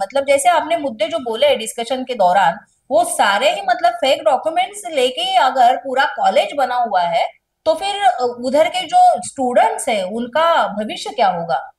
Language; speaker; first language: Hindi; non-native, local second language; Marathi